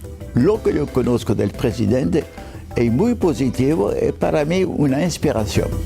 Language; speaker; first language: Spanish; non-native, fluent; French